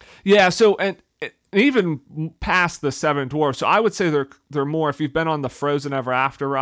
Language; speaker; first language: English; native; English